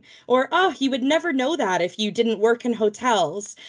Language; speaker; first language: English; native; English